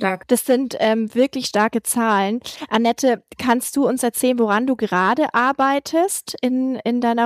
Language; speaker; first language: German; native; German